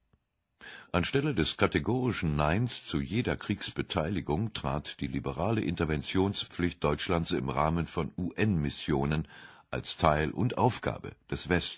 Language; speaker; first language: German; native; German